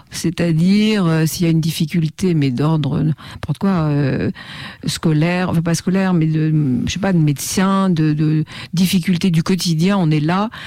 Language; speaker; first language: French; native; French